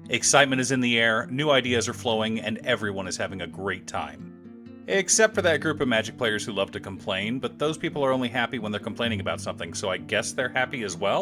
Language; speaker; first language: English; native; English